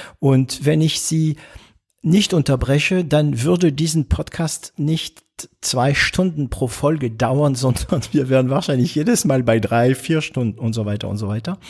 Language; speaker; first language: German; non-native, fluent; French